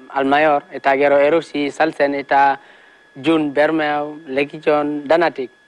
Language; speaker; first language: Basque; non-native, learner; Wolof